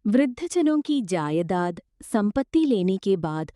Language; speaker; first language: Hindi; non-native, local second language; Malayalam